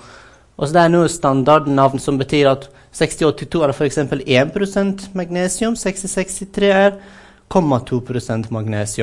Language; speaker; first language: Norwegian; non-native, fluent; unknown